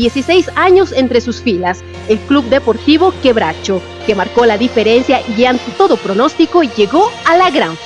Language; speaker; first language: Spanish; native; Spanish